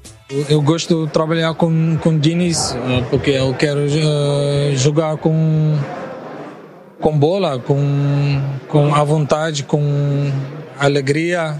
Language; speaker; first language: Portuguese; non-native, learner; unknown